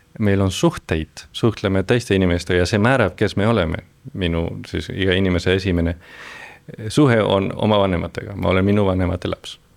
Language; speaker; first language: Estonian; non-native, fluent; Spanish